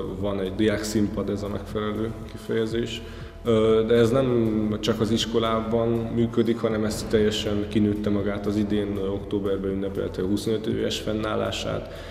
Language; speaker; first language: Hungarian; native; Hungarian